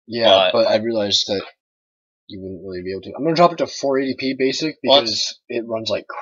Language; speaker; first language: English; native; English